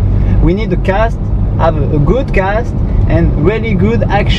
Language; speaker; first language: English; non-native, learner; French